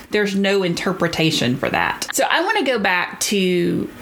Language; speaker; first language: English; native; English